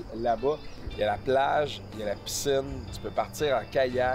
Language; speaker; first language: French; native; French